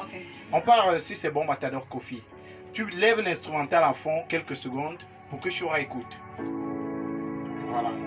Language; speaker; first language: French; native; French